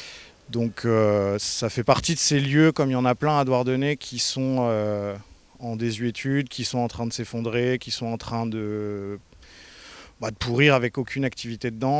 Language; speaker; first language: French; native; French